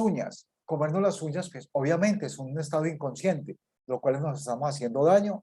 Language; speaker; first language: Spanish; native; Spanish